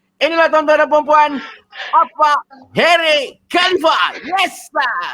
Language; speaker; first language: Malay; native; Malay